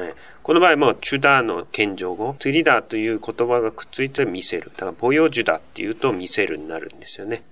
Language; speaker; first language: Japanese; native; Japanese